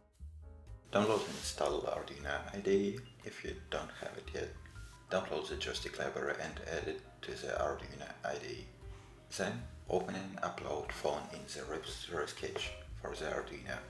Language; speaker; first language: English; non-native, fluent; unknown